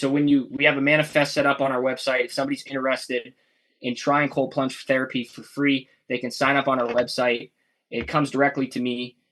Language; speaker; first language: English; native; English